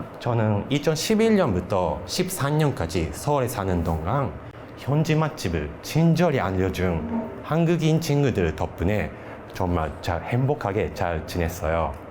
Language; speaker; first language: Korean; non-native, fluent; Japanese